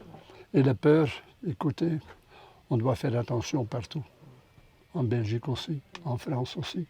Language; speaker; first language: French; non-native, local second language; Dutch